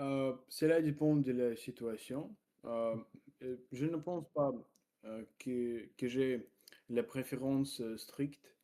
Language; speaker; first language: French; non-native, learner; Russian